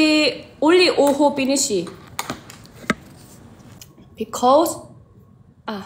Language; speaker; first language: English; non-native, learner; Korean